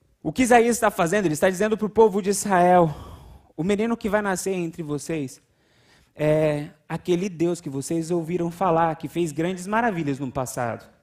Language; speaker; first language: Portuguese; native; Portuguese